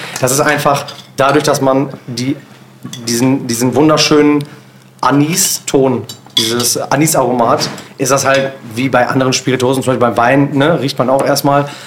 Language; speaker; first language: German; early bilingual, other home language; Turkish